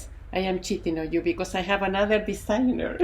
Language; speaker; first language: English; non-native, learner; Spanish